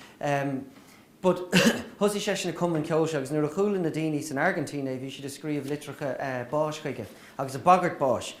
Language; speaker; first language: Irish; native; Irish